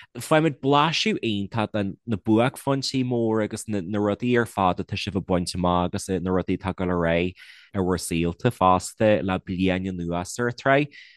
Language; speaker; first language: Irish; native; Irish